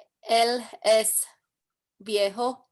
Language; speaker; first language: Spanish; non-native, learner; English